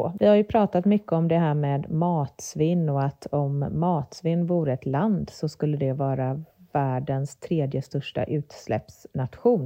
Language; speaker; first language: Swedish; native; Swedish